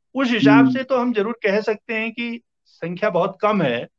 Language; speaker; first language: Hindi; native; Hindi